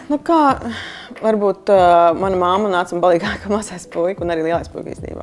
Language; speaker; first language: Latvian; native; Latvian